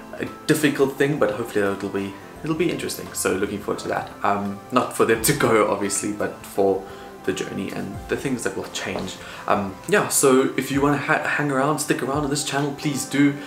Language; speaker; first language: English; native; English